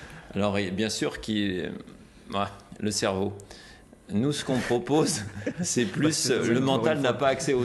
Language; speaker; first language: French; native; French